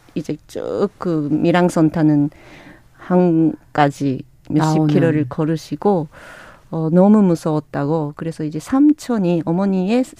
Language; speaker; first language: Korean; non-native, fluent; Japanese